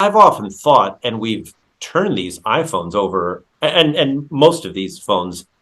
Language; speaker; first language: English; native; English